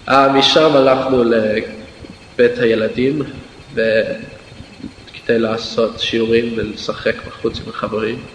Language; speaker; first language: Hebrew; non-native, fluent; English